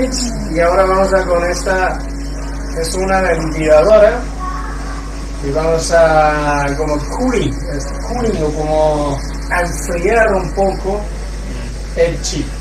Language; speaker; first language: Spanish; non-native, fluent; Chinese